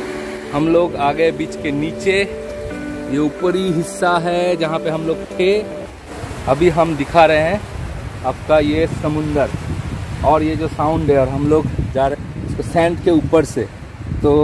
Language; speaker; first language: Hindi; non-native, local second language; Bangla